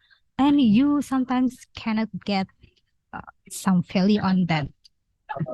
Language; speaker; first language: English; non-native, learner; Indonesian